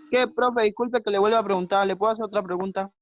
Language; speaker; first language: Spanish; native; Spanish